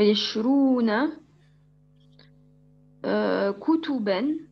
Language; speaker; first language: Arabic; non-native, learner; French